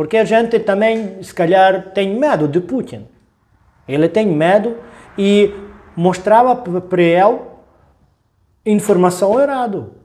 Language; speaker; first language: Portuguese; non-native, learner; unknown